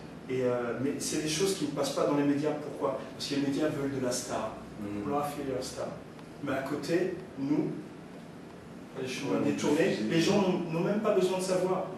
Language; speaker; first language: French; early bilingual, other home language; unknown